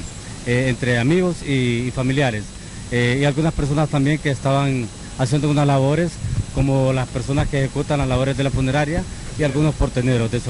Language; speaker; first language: Spanish; native; Spanish